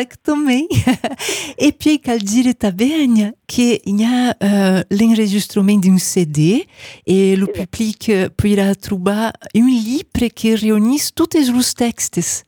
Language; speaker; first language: French; non-native, fluent; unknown